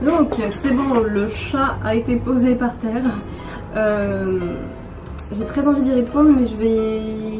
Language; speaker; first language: French; native; French